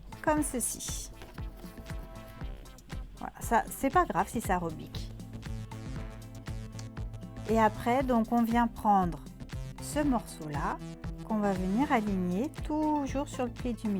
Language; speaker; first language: French; native; French